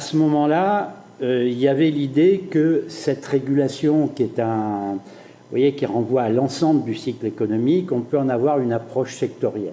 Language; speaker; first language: French; native; French